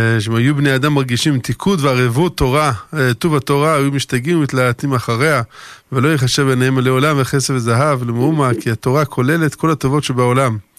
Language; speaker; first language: Hebrew; early bilingual, other home language; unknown